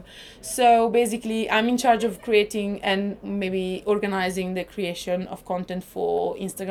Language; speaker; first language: English; non-native, fluent; Italian